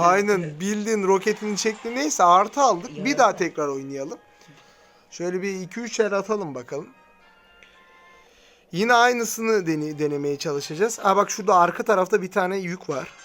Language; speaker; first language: Turkish; native; Turkish